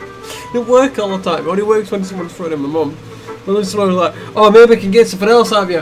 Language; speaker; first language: English; native; English